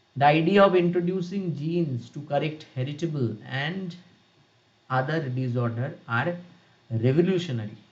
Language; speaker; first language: English; non-native, local second language; Bangla